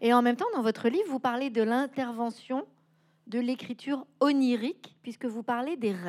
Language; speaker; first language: French; native; French